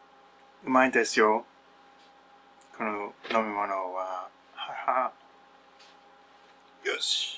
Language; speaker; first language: Japanese; non-native, learner; English